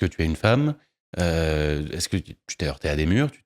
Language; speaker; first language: French; native; French